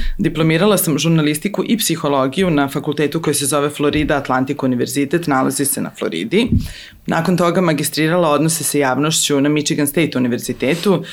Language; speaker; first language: Serbian; native; Serbian